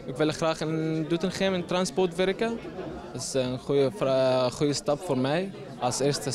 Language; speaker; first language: Dutch; non-native, learner; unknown